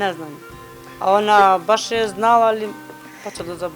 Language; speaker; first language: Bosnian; non-native, learner; Albanian